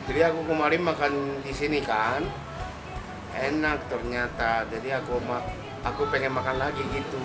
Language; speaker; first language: Indonesian; non-native, fluent; Japanese